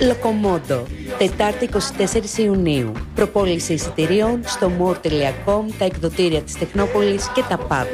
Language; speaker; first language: Greek; native; Greek